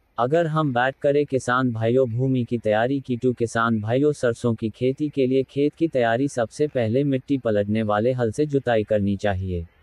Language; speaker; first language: Hindi; native; Hindi